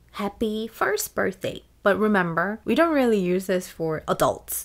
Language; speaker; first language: English; non-native, fluent; Korean